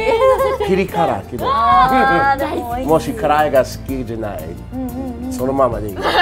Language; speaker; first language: Japanese; non-native, learner; English